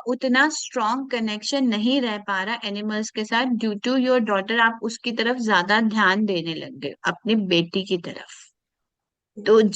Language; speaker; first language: Hindi; native; Hindi